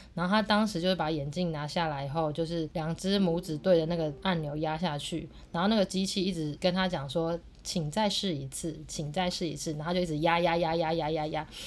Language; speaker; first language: Chinese; native; Chinese